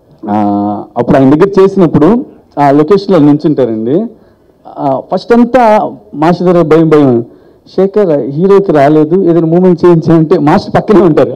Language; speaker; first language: Telugu; native; Telugu